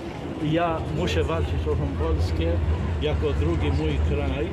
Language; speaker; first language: Polish; non-native, fluent; Arabic